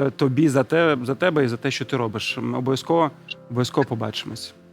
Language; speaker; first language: Ukrainian; non-native, local second language; Russian